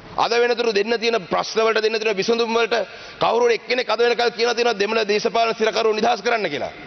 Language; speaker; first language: Sinhala; non-native, local second language; Tamil